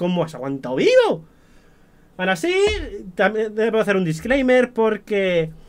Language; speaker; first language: Spanish; native; Spanish